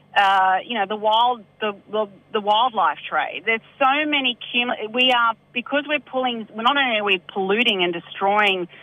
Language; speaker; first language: English; native; English